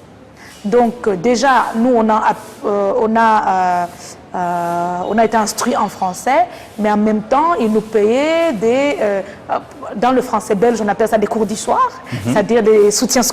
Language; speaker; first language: French; non-native, local second language; Kinyarwanda